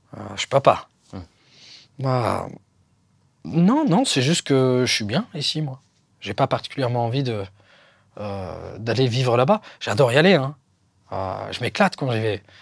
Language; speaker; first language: French; native; French